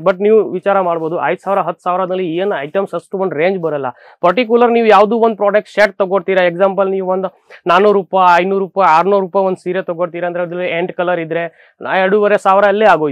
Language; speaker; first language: Kannada; non-native, fluent; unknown